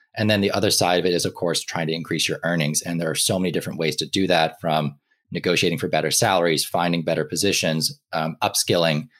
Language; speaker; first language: English; native; English